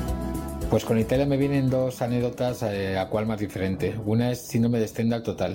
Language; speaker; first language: Spanish; native; Spanish